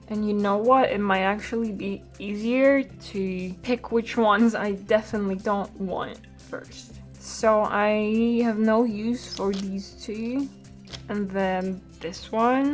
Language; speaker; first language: English; non-native, fluent; Polish